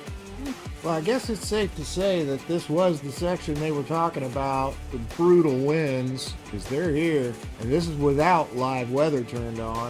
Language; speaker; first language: English; native; English